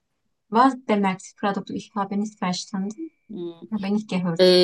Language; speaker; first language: German; non-native, learner; Turkish